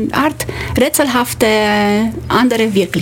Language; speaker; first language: German; non-native, fluent; Romanian